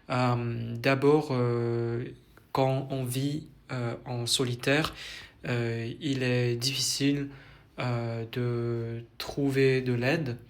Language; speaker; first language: French; non-native, fluent; Vietnamese